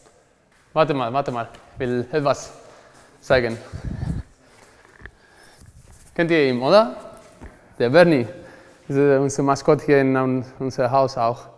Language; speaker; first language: German; non-native, learner; Spanish